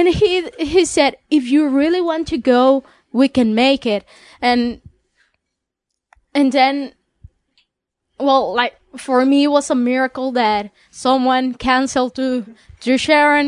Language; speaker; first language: English; non-native, fluent; Spanish